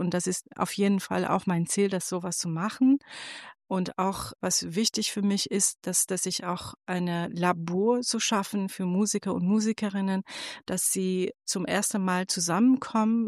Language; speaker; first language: German; non-native, fluent; Persian